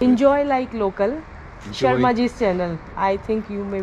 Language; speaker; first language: English; non-native, local second language; Hindi